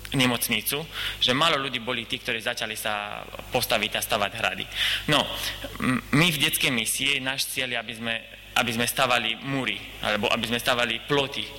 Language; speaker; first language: Slovak; non-native, learner; Romanian